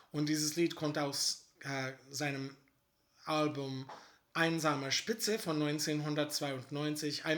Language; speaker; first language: German; non-native, fluent; English